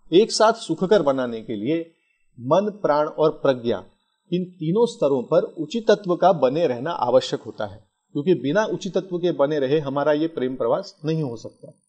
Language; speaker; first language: Hindi; non-native, local second language; Marathi